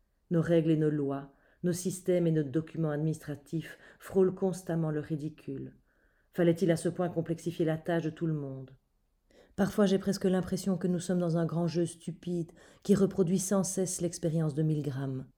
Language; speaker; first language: French; native; French